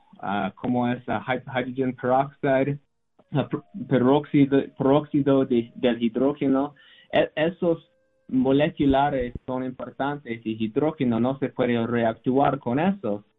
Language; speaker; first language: Spanish; non-native, learner; English